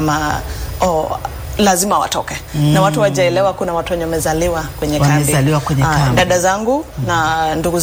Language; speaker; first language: Swahili; early bilingual, other home language; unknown